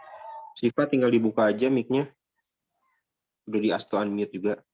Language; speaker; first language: Indonesian; native; Indonesian